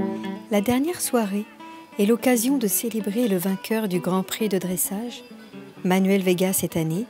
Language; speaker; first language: French; native; French